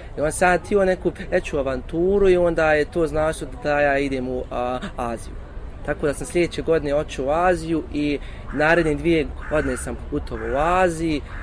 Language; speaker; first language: Bosnian; native; Bosnian